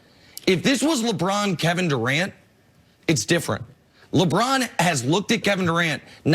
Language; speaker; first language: English; native; English